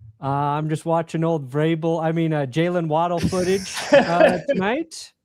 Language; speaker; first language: English; native; English